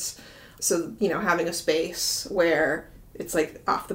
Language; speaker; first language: English; native; English